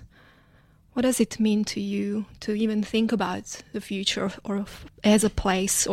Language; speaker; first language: English; non-native, fluent; Croatian